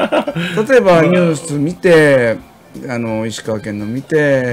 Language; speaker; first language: Japanese; native; Japanese